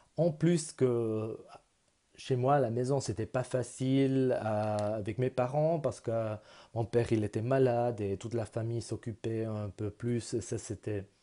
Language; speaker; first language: French; non-native, local second language; German